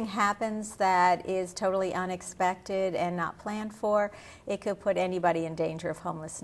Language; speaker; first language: English; native; English